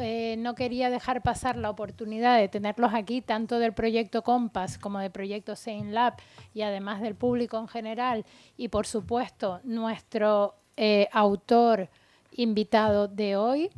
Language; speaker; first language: Spanish; native; Spanish